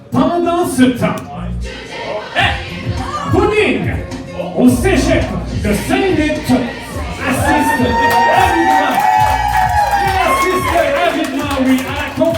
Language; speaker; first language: French; native; French